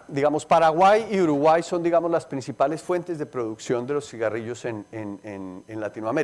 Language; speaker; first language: Spanish; native; Spanish